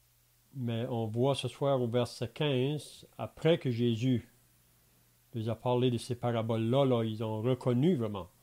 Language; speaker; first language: French; native; French